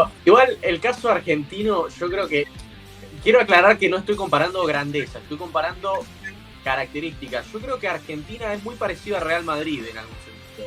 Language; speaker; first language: Spanish; native; Spanish